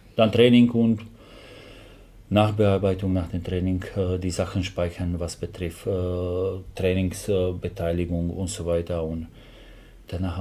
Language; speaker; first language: German; non-native, fluent; Slovak